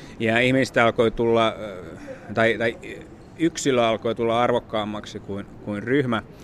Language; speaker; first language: Finnish; native; Finnish